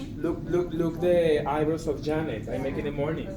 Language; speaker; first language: English; non-native, learner; Spanish